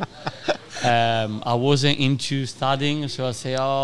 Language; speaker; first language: English; non-native, fluent; Italian